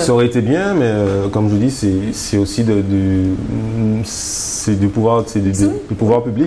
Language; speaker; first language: French; native; French